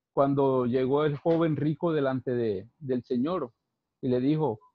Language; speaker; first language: Spanish; native; Spanish